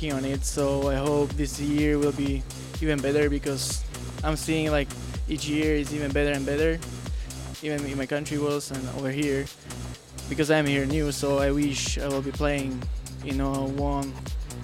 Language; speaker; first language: English; non-native, learner; Slovak